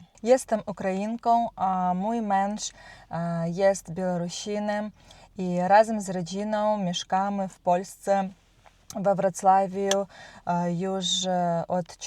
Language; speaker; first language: Polish; non-native, learner; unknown